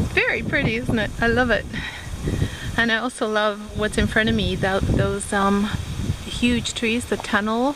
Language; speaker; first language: English; native; English